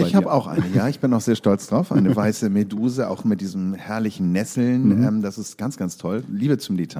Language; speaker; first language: German; native; German